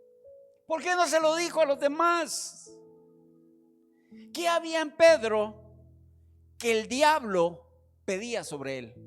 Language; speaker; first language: Spanish; native; Spanish